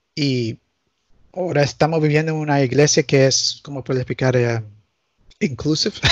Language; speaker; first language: Spanish; early bilingual, heritage; Spanish